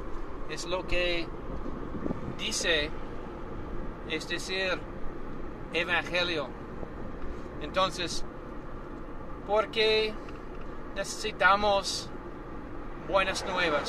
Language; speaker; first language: Spanish; non-native, learner; English